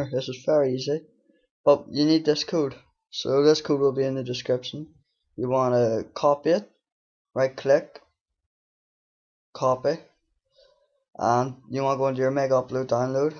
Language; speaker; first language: English; native; English